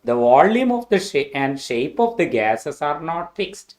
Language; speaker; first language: English; non-native, local second language; Malayalam